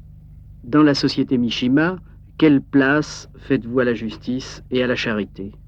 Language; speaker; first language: French; native; French